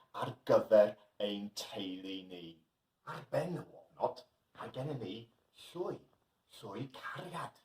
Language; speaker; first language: Welsh; non-native, local second language; English